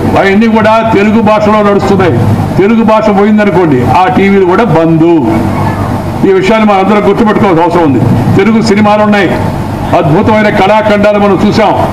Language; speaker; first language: Telugu; native; Telugu